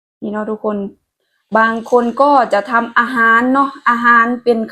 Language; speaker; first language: Thai; non-native, local second language; Lao